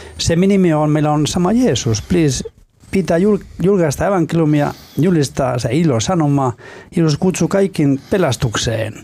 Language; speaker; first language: Finnish; non-native, fluent; Spanish